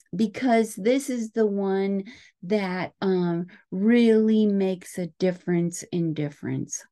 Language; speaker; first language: English; native; English